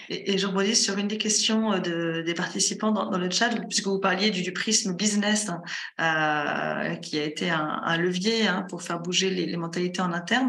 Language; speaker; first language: French; native; French